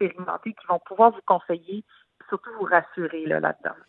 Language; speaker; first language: French; native; French